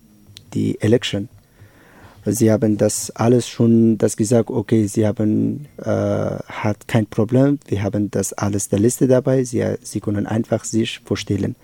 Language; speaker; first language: German; non-native, learner; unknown